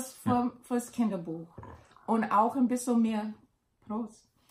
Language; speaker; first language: German; non-native, learner; English